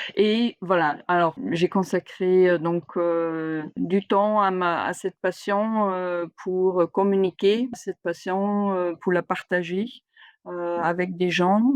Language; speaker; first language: French; non-native, fluent; German